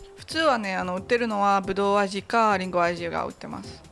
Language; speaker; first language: Japanese; non-native, fluent; French